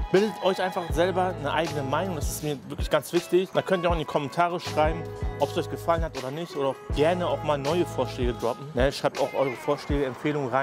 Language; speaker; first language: German; native; German